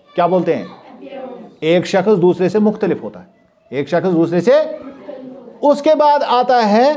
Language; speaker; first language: Urdu; non-native, local second language; Kashmiri